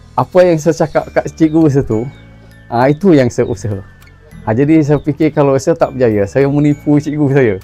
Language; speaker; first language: Malay; non-native, local second language; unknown